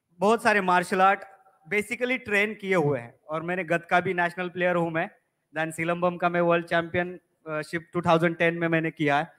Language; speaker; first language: Hindi; non-native, local second language; Marathi